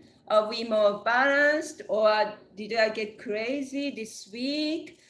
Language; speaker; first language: English; non-native, learner; Japanese